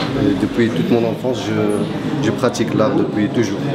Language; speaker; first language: French; non-native, local second language; Arabic